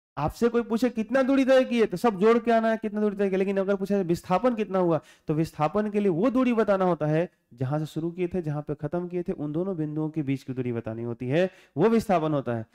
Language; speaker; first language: Hindi; non-native, local second language; Bhojpuri